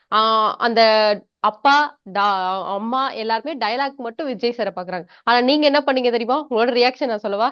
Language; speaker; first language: Tamil; native; Tamil